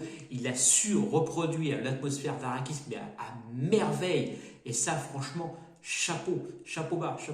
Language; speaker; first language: French; native; French